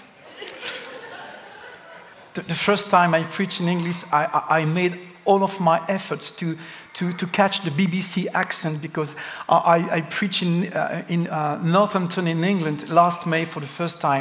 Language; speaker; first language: English; non-native, fluent; French